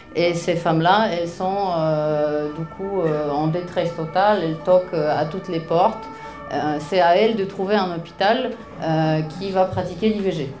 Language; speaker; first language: French; non-native, fluent; Polish